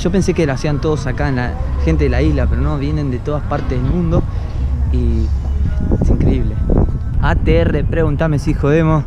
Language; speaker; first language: Spanish; native; Spanish